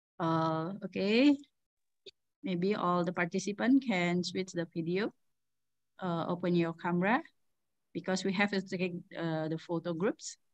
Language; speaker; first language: English; non-native, learner; Indonesian